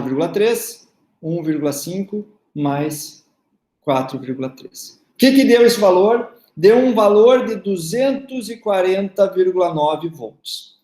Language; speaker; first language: Portuguese; native; Portuguese